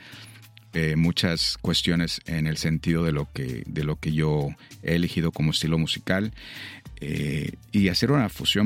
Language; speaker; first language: Spanish; native; Spanish